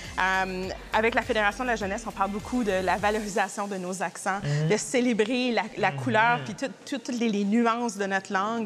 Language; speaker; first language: French; native; French